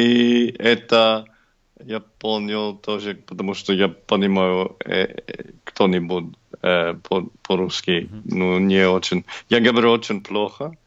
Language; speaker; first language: Russian; non-native, learner; English